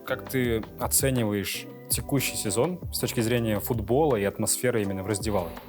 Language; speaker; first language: Russian; native; Russian